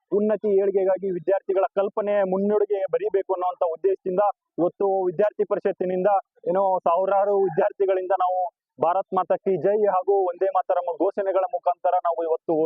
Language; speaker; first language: Kannada; native; Kannada